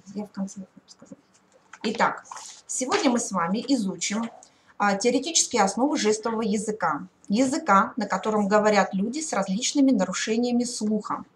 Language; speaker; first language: Russian; native; Russian